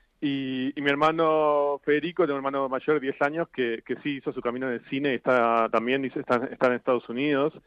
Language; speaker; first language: Spanish; native; Spanish